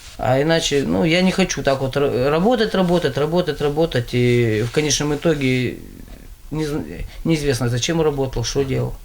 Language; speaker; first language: Russian; native; Russian